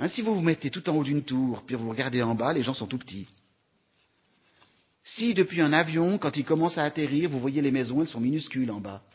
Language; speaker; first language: French; native; French